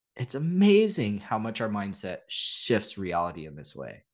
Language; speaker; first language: English; native; English